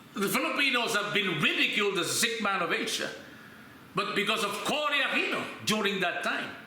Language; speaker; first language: English; non-native, local second language; Filipino